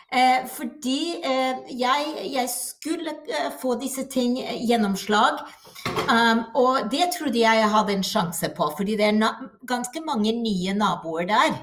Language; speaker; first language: Norwegian; non-native, fluent; English